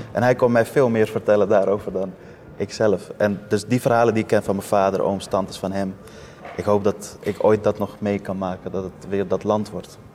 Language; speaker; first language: Dutch; early bilingual, other home language; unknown